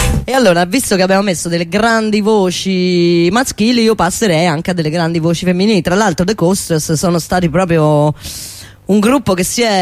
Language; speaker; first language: Italian; native; Italian